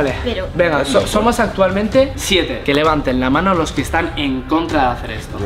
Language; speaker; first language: Spanish; native; Spanish